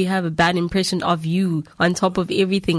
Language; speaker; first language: English; non-native, local second language; Zulu